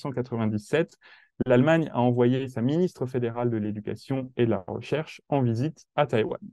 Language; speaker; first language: French; native; French